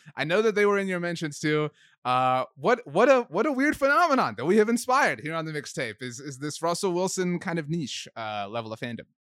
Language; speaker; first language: English; native; English